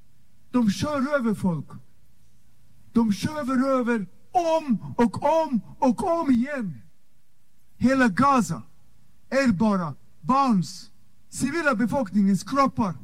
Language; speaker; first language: Swedish; non-native, fluent; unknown